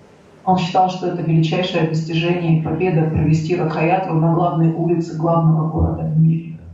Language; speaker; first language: Russian; native; Russian